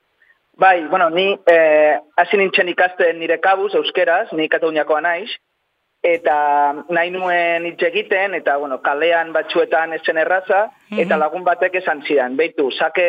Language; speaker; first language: Basque; non-native, learner; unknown